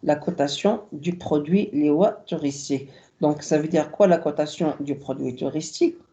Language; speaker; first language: French; non-native, local second language; Arabic